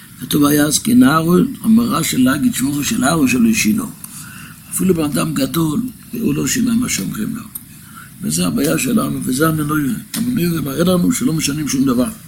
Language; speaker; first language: Hebrew; non-native, local second language; Yiddish